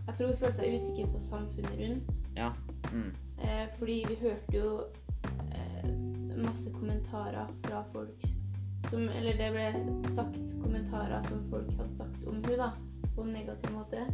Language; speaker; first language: Norwegian; native; Norwegian